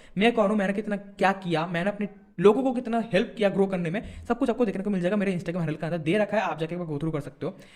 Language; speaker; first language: Hindi; non-native, local second language; Bangla